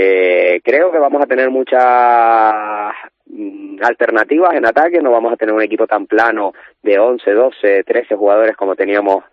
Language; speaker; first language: Spanish; native; Spanish